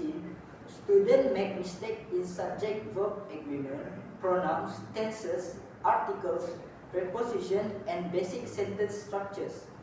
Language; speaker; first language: English; non-native, local second language; Malay